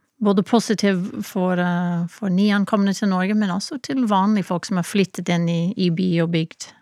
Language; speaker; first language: Norwegian; non-native, fluent; English